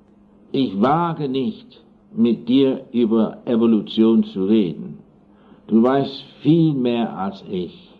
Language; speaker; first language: German; non-native, fluent; English